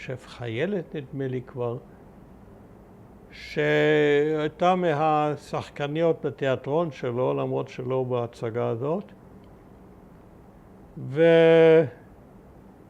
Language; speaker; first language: Hebrew; early bilingual, other home language; German